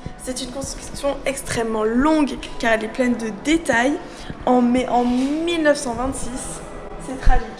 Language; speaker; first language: French; native; French